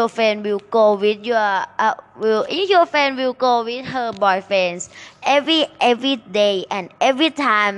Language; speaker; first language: English; non-native, learner; Thai